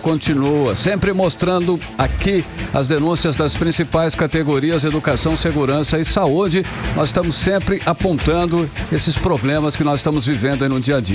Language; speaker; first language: Portuguese; native; Portuguese